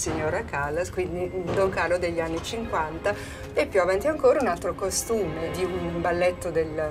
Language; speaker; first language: Italian; native; Italian